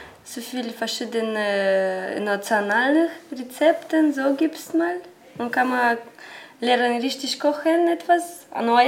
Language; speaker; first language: German; non-native, learner; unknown